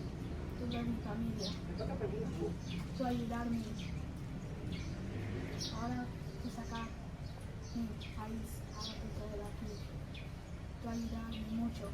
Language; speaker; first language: Spanish; non-native, learner; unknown